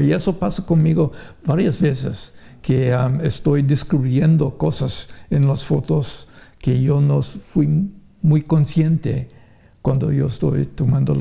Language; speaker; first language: Spanish; non-native, fluent; English